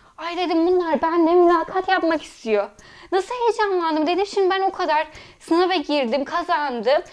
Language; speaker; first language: Turkish; early bilingual, heritage; Turkish